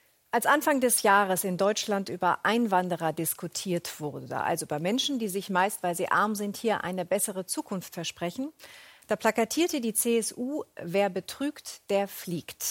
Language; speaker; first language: German; native; German